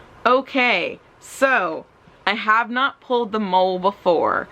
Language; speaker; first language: English; native; English